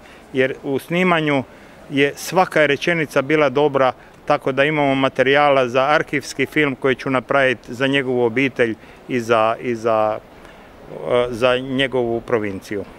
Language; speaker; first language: Croatian; native; Croatian